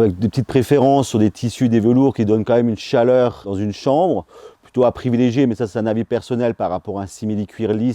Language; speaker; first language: French; native; French